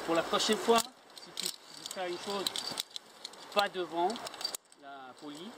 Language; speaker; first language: French; non-native, learner; Spanish